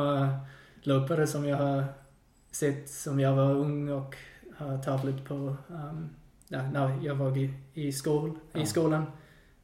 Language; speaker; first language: Swedish; non-native, fluent; English